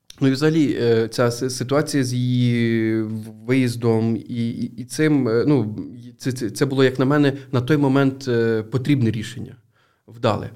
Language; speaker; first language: Ukrainian; native; Ukrainian